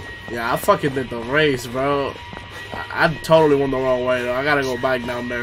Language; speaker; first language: English; early bilingual, other home language; Spanish